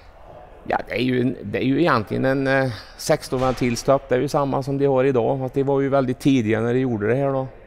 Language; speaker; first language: Swedish; native; Swedish